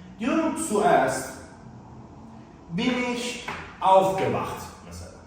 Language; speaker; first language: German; non-native, fluent; Turkish